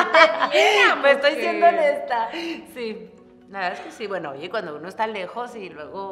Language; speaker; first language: Spanish; native; Spanish